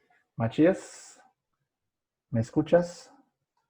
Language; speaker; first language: Spanish; non-native, fluent; Portuguese